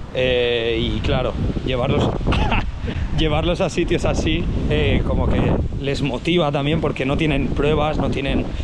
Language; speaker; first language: Spanish; native; Spanish